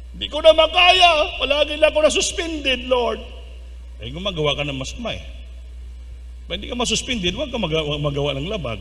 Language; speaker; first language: Filipino; non-native, local second language; Cebuano